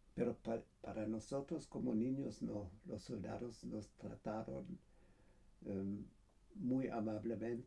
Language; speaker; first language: Spanish; non-native, fluent; German